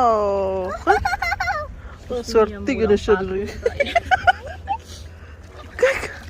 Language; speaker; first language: Dutch; non-native, fluent; Cebuano